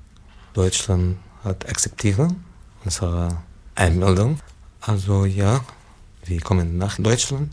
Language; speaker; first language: German; non-native, learner; Arabic